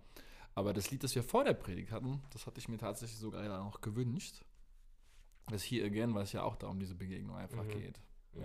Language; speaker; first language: German; native; German